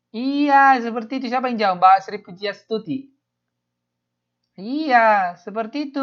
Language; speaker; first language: Indonesian; native; Indonesian